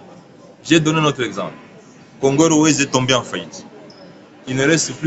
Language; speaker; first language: French; non-native, local second language; Kongo